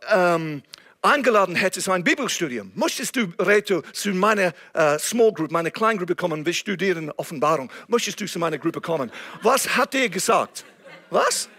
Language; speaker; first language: German; non-native, fluent; English